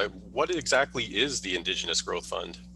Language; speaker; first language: English; native; English